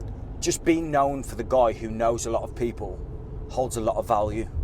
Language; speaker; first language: English; native; English